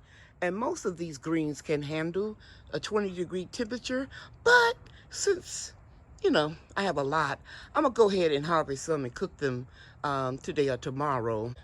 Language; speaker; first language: English; native; English